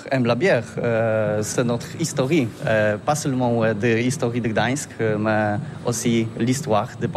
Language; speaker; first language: French; non-native, learner; Polish